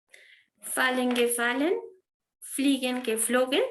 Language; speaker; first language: German; non-native, fluent; Spanish